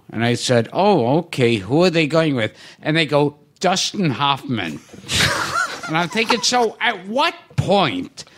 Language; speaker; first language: English; native; English